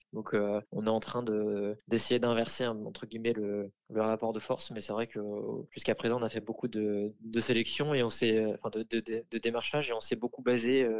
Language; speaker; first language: French; native; French